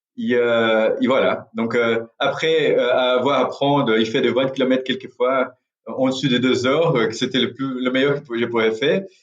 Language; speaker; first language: French; non-native, fluent; Portuguese